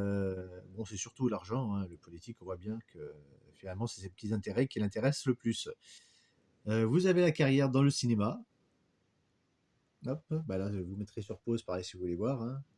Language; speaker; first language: French; native; French